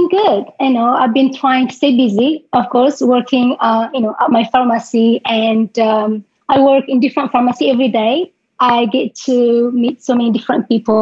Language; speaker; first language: English; non-native, fluent; Tigrinya